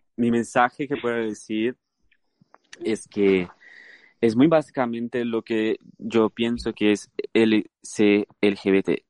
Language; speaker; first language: Spanish; non-native, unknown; Portuguese